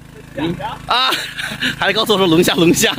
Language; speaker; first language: Chinese; native; Chinese